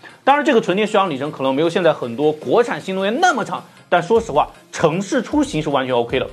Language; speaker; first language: Chinese; native; Chinese